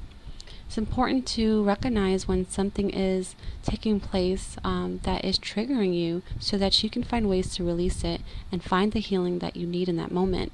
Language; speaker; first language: English; native; English